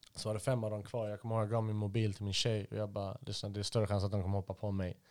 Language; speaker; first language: Swedish; native; Swedish